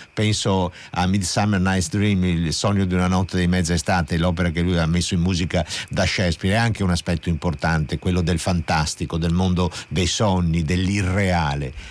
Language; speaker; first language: Italian; native; Italian